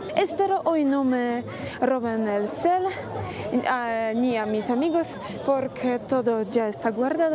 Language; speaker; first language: Spanish; non-native, fluent; Polish